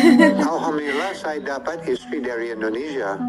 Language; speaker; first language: Indonesian; non-native, fluent; English